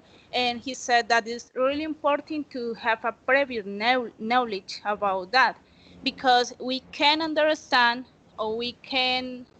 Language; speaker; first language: English; non-native, learner; Spanish